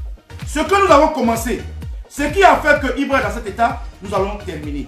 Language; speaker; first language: French; native; French